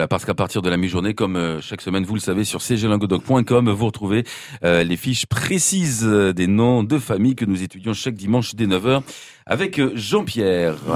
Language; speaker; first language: French; native; French